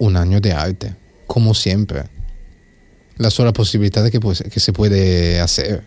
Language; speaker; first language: Spanish; non-native, fluent; Italian